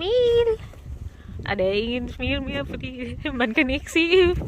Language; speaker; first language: Danish; non-native, learner; Filipino